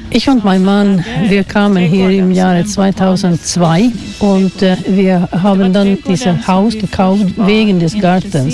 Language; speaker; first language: German; non-native, learner; Swedish